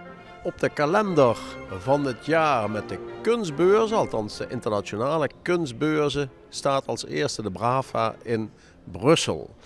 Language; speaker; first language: Dutch; native; Dutch